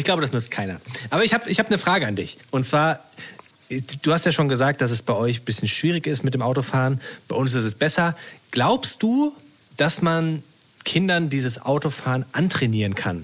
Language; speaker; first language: German; native; German